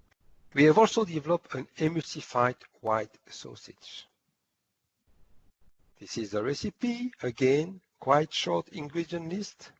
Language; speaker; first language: English; non-native, fluent; French